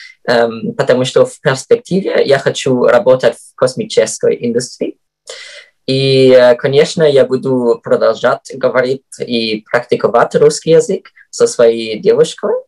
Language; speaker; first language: Russian; non-native, fluent; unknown